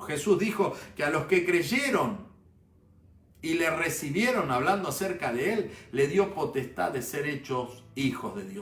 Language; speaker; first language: Spanish; native; Spanish